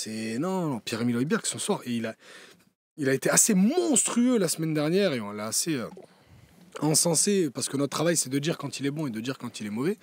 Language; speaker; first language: French; native; French